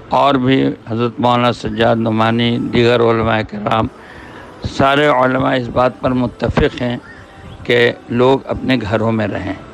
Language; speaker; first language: Urdu; native; Urdu